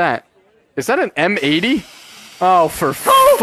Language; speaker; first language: English; native; English